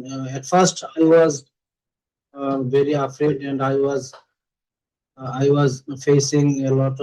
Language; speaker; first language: English; non-native, learner; Bangla